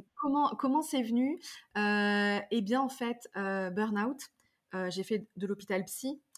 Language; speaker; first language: French; native; French